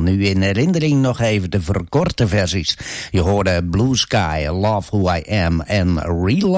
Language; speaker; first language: Dutch; native; Dutch